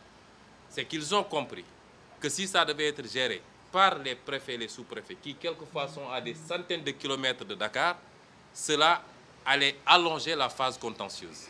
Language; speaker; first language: French; non-native, local second language; Wolof